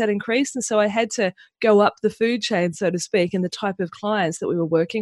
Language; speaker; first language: English; native; English